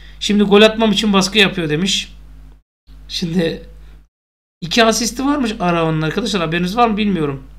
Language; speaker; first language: Turkish; native; Turkish